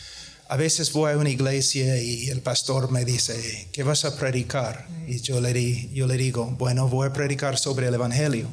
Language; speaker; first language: Spanish; non-native, fluent; English